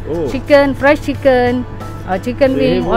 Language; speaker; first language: English; non-native, learner; Indonesian